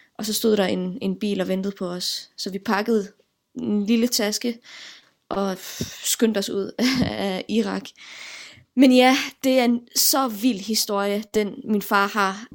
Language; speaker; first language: Danish; early bilingual, other home language; Arabic